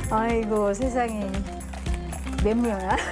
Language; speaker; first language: Korean; non-native, learner; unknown